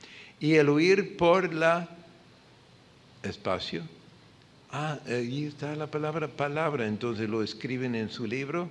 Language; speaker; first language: Spanish; non-native, fluent; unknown